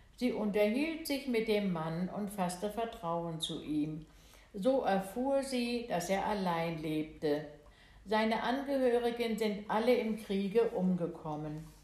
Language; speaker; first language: German; native; German